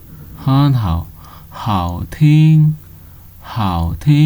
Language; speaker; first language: Chinese; non-native, fluent; Nepali